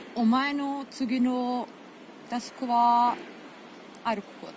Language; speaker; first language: Japanese; non-native, learner; Serbian